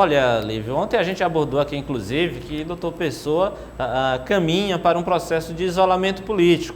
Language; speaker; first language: Portuguese; native; Portuguese